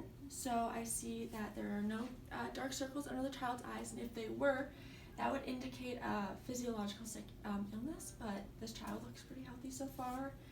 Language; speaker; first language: English; native; English